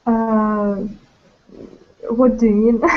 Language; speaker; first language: English; non-native, learner; Russian